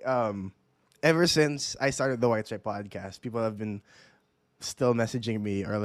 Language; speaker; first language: English; non-native, local second language; Filipino